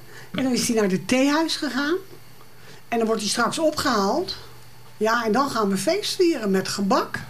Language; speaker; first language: Dutch; native; Dutch